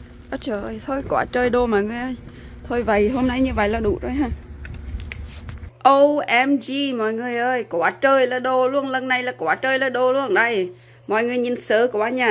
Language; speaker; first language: Vietnamese; native; Vietnamese